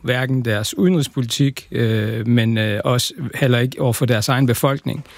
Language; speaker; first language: Danish; early bilingual, other home language; Persian